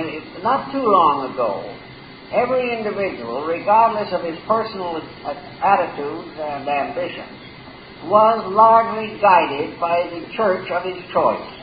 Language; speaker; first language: English; native; English